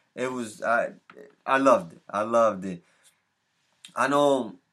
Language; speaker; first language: English; early bilingual, other home language; Spanish